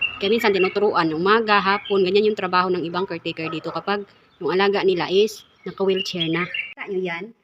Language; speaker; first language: Filipino; non-native, local second language; Cebuano